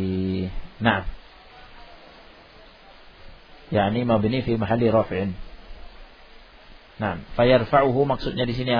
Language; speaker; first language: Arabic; non-native, fluent; Indonesian